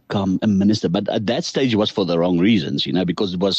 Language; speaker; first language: English; non-native, local second language; Afrikaans